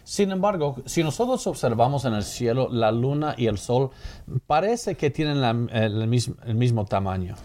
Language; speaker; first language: Spanish; non-native, fluent; English